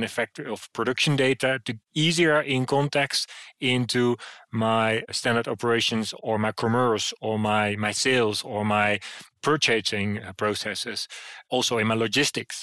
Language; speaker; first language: English; non-native, fluent; Dutch